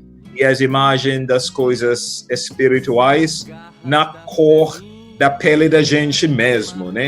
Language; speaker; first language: Portuguese; non-native, fluent; English